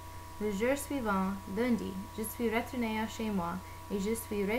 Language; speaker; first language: French; non-native, learner; English